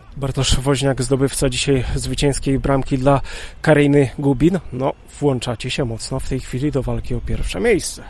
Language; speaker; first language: Polish; native; Polish